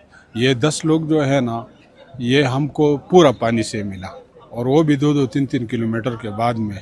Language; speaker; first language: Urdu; non-native, fluent; Pashto